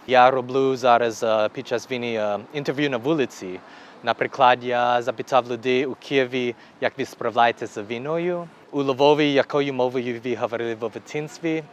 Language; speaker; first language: Ukrainian; non-native, learner; English